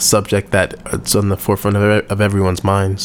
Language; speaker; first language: English; native; English